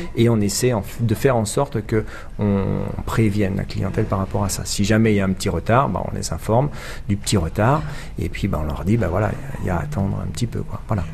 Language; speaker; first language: French; native; French